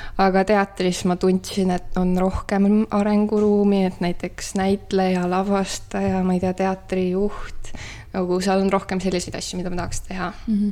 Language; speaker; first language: Estonian; native; Estonian